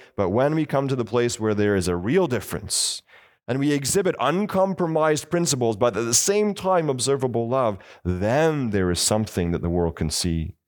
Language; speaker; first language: English; native; English